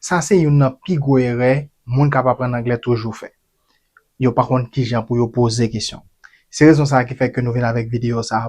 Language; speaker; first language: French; non-native, learner; Haitian Creole